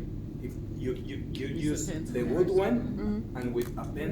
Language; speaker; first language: English; non-native, learner; Spanish